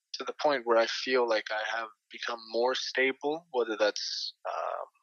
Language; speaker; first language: English; native; English